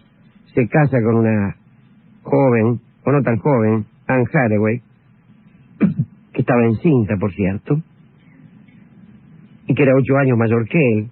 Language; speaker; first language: Spanish; native; Spanish